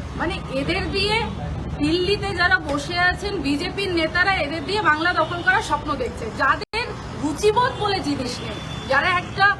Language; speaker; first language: Bangla; non-native, local second language; Santali